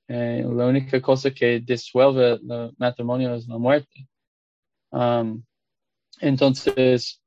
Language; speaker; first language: Spanish; non-native, fluent; English